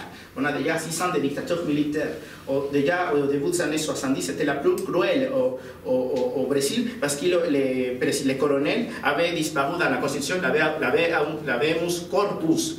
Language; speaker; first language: French; non-native, fluent; Spanish